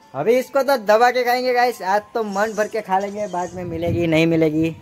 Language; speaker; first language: Hindi; non-native, local second language; Gujarati